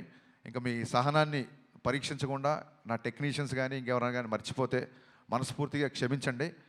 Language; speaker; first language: Telugu; native; Telugu